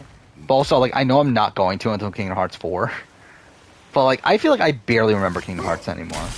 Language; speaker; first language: English; native; English